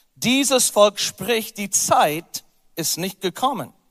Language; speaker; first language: German; non-native, fluent; English